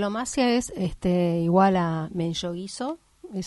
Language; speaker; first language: Spanish; native; Spanish